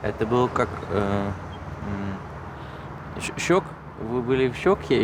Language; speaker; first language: Russian; non-native, fluent; Dutch